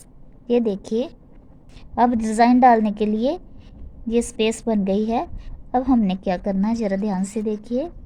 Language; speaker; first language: Hindi; non-native, local second language; Punjabi